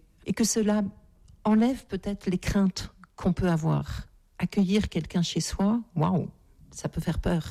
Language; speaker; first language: French; native; French